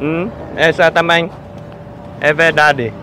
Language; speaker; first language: Portuguese; non-native, learner; Vietnamese